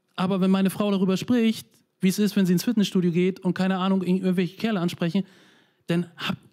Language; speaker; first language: German; native; German